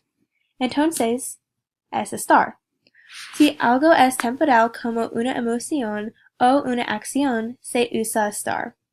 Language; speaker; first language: Spanish; non-native, learner; English